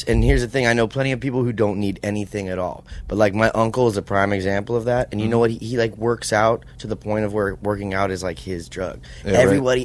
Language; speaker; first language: English; native; English